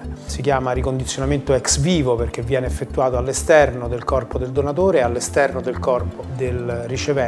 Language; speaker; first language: Italian; native; Italian